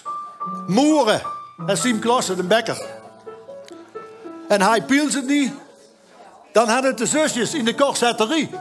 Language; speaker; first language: Dutch; native; Dutch